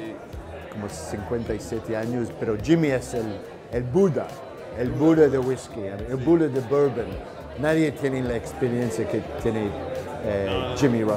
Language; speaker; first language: Spanish; non-native, learner; English